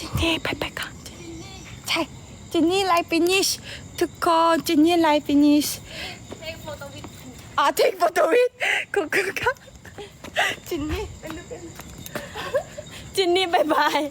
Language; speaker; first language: Thai; non-native, learner; Korean